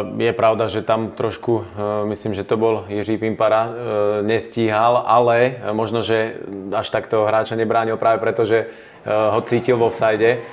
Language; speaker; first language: Slovak; native; Slovak